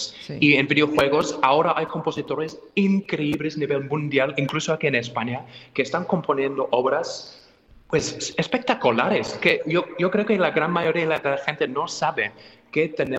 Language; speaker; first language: Spanish; non-native, fluent; English